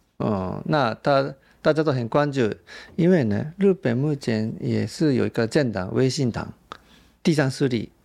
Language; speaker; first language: Chinese; non-native, fluent; Japanese